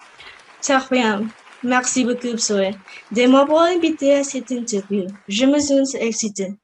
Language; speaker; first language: French; non-native, learner; Spanish